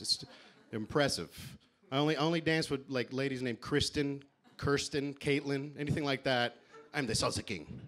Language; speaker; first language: English; early bilingual, other home language; Spanish